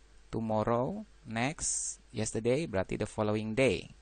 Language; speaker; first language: English; non-native, fluent; Indonesian